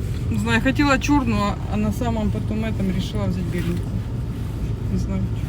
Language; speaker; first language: Russian; non-native, local second language; Ukrainian